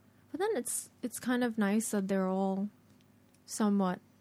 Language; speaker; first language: English; non-native, fluent; Japanese